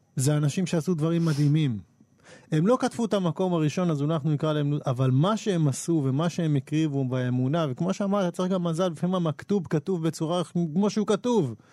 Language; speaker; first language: Hebrew; native; Hebrew